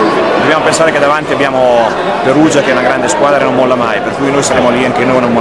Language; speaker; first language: Italian; native; Italian